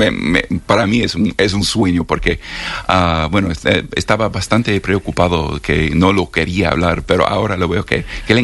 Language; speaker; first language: Spanish; non-native, fluent; English